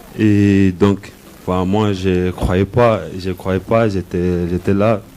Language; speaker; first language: French; non-native, learner; Portuguese